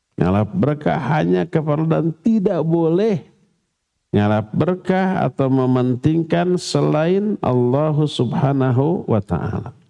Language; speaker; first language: Malay; non-native, local second language; Sundanese